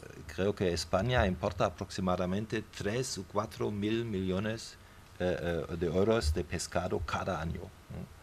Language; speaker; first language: Spanish; non-native, fluent; German